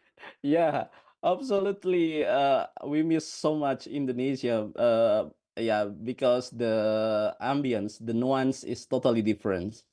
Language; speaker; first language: English; non-native, fluent; Indonesian